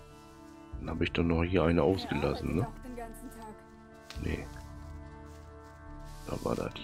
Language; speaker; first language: German; native; German